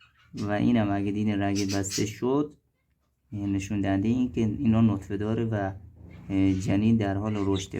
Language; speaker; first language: Persian; native; Persian